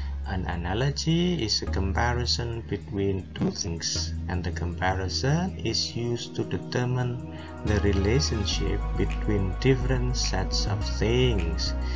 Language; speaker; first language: English; non-native, fluent; Indonesian